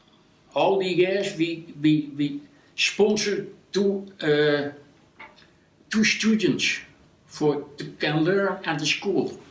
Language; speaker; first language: English; non-native, learner; Dutch